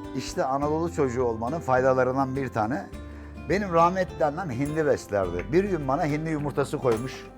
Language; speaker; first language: Turkish; native; Turkish